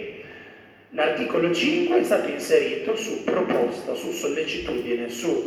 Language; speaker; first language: Italian; native; Italian